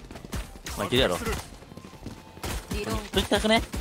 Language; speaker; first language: Japanese; native; Japanese